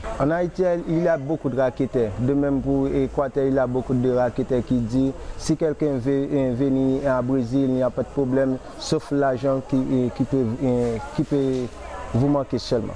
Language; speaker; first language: French; non-native, local second language; Haitian Creole